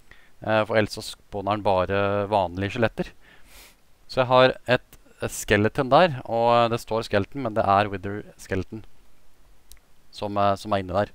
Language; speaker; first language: Norwegian; native; Norwegian